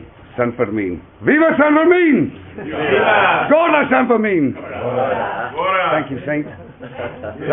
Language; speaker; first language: Spanish; non-native, learner; English